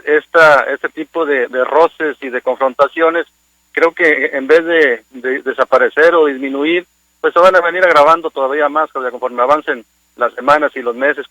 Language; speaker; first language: Spanish; native; Spanish